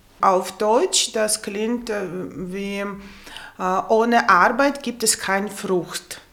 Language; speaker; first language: German; non-native, learner; Ukrainian